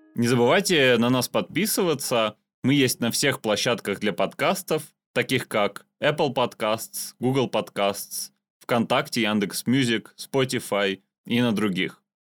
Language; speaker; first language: Russian; non-native, local second language; Armenian